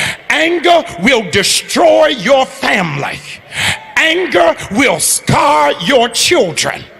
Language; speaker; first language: English; native; English